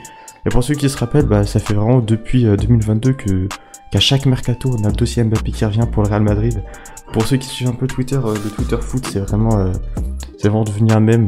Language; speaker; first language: French; native; French